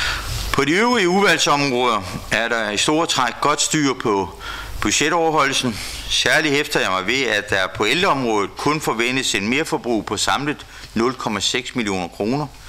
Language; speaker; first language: Danish; native; Danish